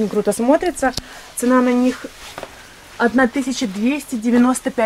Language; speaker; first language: Russian; native; Russian